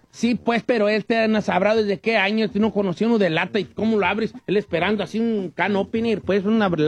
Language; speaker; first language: Spanish; native; Spanish